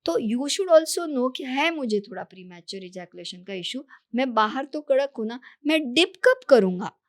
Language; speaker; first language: Hindi; non-native, local second language; Marathi